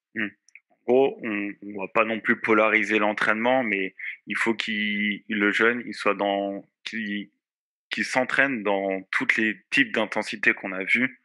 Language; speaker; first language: French; native; French